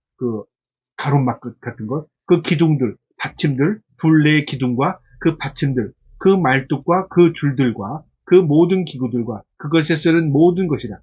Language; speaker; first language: Korean; native; Korean